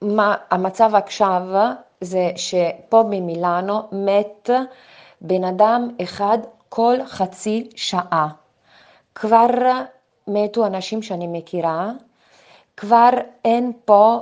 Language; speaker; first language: Hebrew; non-native, fluent; Italian